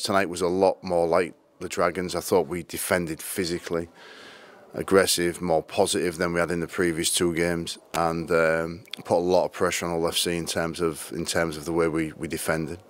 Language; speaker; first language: English; native; English